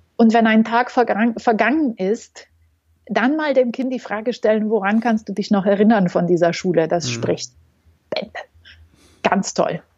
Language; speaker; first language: German; non-native, fluent; Romanian